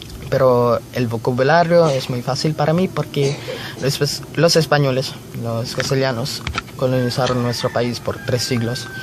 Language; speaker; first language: Spanish; non-native, learner; Filipino